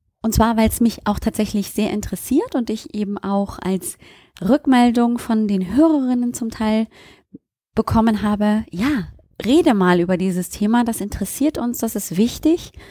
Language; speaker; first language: German; native; German